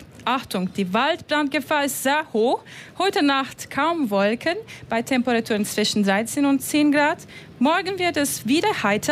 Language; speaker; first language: German; non-native, learner; Turkish